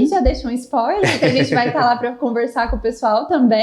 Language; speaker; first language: Portuguese; native; Portuguese